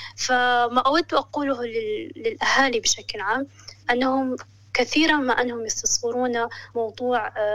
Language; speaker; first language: Arabic; non-native, local second language; Somali